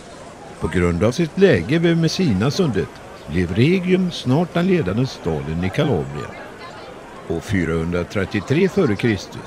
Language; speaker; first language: Swedish; native; Swedish